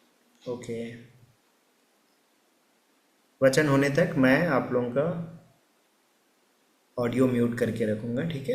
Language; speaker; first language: Hindi; native; Hindi